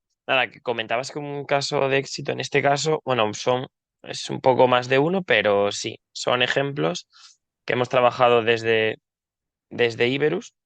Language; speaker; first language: Spanish; native; Spanish